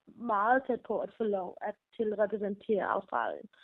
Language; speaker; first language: Danish; early bilingual, heritage; Danish